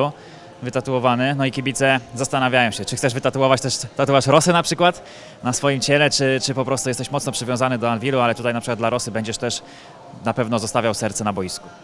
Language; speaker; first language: Polish; native; Polish